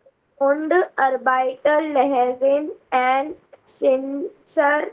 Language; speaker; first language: German; non-native, learner; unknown